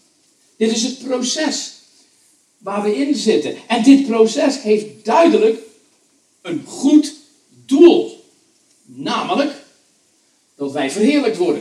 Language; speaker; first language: Dutch; native; Dutch